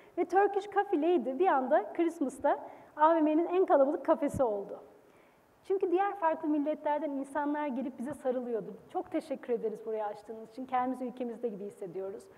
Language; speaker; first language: Turkish; native; Turkish